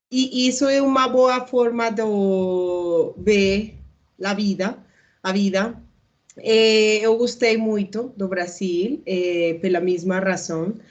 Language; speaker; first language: Portuguese; non-native, learner; Spanish